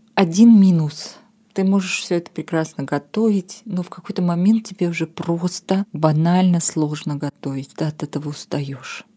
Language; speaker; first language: Russian; non-native, local second language; Armenian